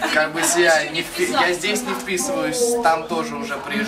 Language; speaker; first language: Russian; early bilingual, heritage; Russian